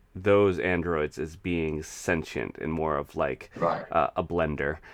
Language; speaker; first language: English; native; English